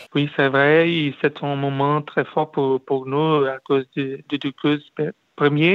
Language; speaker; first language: French; non-native, learner; Portuguese